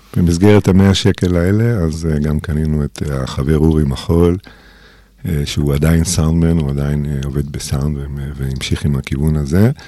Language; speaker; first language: Hebrew; early bilingual, other home language; English